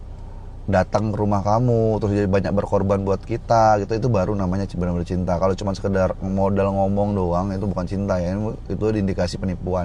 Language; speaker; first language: Indonesian; native; Indonesian